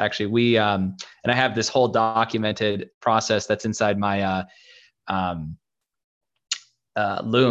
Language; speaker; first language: English; native; English